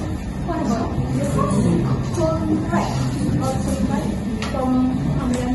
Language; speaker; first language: English; non-native, learner; Indonesian